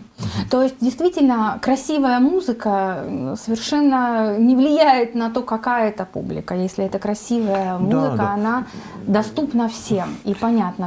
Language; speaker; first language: Russian; native; Russian